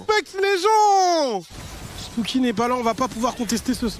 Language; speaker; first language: French; native; French